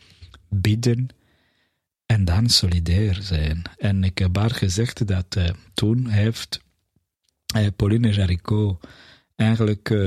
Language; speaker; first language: Dutch; non-native, fluent; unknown